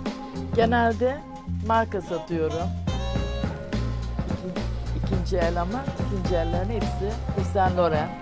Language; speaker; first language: Turkish; native; Turkish